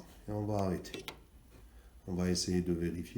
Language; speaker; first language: French; non-native, local second language; Arabic